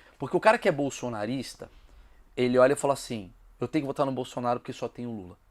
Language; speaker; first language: Portuguese; native; Portuguese